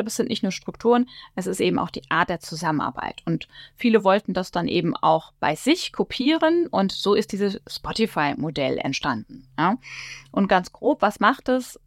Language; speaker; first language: German; native; German